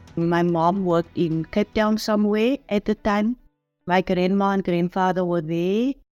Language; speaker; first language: English; non-native, local second language; Afrikaans